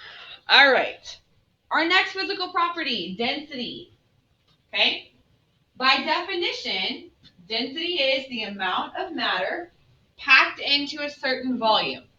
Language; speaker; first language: English; native; English